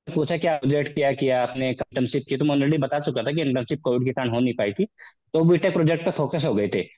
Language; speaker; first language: Hindi; native; Hindi